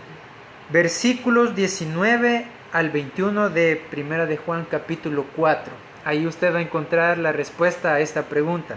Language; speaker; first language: Spanish; native; Spanish